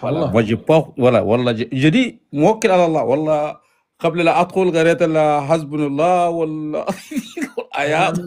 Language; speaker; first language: French; non-native, learner; Arabic